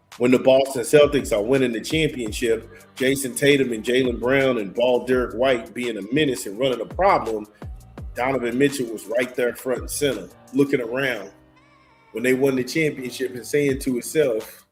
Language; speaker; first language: English; native; English